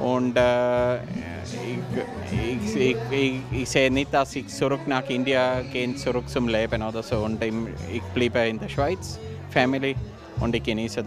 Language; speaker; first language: German; non-native, learner; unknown